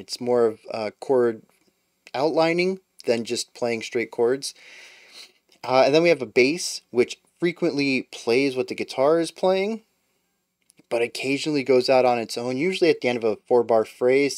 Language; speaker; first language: English; native; English